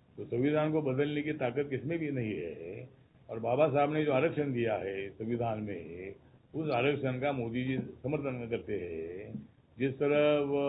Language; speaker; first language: Hindi; non-native, local second language; Marathi